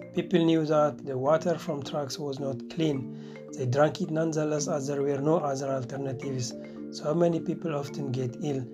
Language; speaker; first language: English; non-native, fluent; Tigrinya